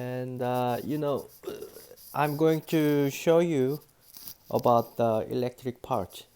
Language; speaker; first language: English; non-native, learner; Korean